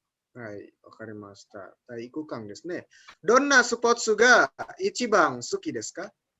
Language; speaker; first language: Japanese; non-native, fluent; Indonesian